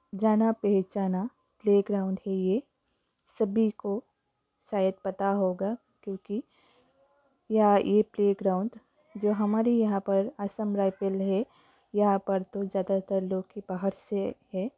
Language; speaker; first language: Hindi; non-native, local second language; Bangla